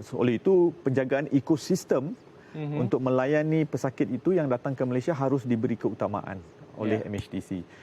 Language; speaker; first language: Malay; native; Malay